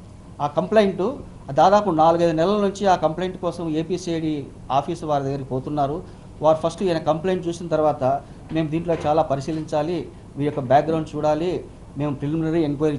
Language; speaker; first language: Telugu; native; Telugu